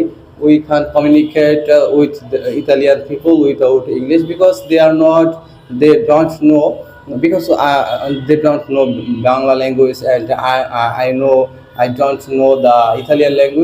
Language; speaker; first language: English; non-native, learner; Bangla